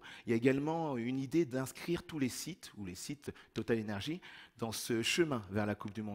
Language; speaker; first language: French; native; French